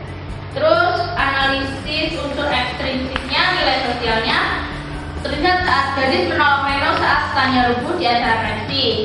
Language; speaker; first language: Indonesian; native; Indonesian